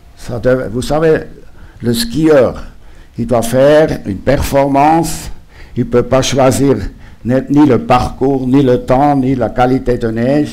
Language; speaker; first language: French; non-native, local second language; German